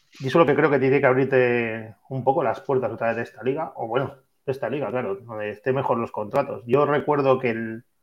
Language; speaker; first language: Spanish; native; Spanish